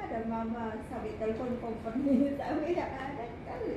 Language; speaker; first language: Arabic; non-native, learner; Indonesian